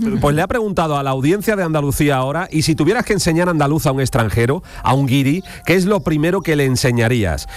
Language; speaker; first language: Spanish; native; Spanish